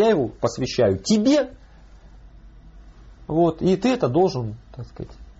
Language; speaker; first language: Russian; native; Russian